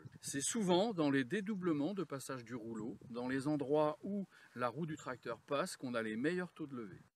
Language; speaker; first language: French; native; French